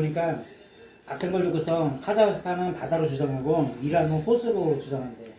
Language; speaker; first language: Korean; native; Korean